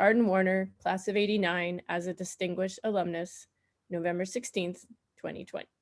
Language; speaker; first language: English; native; English